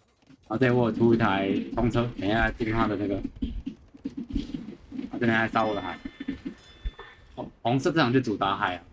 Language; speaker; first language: Chinese; native; Chinese